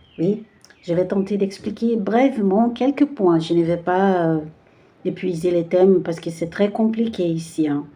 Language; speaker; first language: French; non-native, fluent; Portuguese